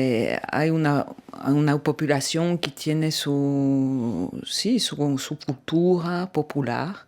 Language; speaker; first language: Spanish; non-native, learner; French